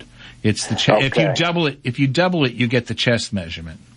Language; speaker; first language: English; native; English